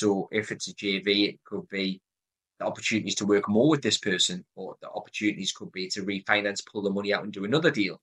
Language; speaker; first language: English; native; English